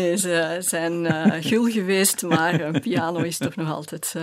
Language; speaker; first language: Dutch; native; Dutch